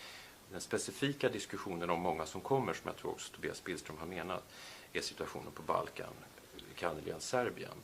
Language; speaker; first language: Swedish; native; Swedish